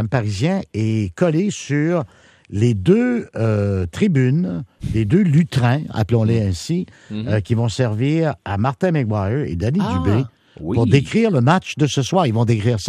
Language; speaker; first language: French; native; French